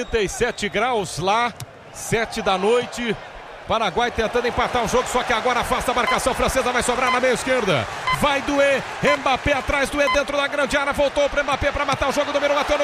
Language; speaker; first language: Portuguese; native; Portuguese